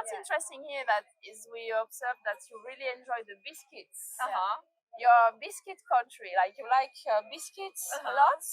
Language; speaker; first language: English; non-native, learner; French